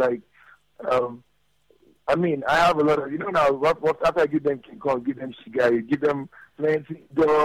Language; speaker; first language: English; non-native, local second language; Yoruba